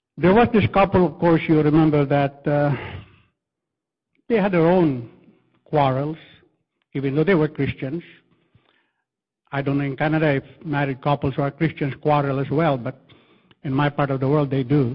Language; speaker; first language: English; non-native, local second language; Filipino